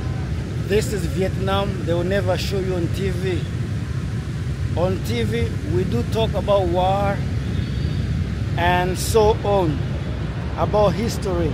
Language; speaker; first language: English; non-native, fluent; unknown